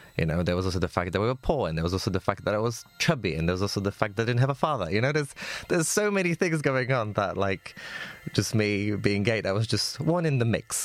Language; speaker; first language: English; non-native, fluent; Polish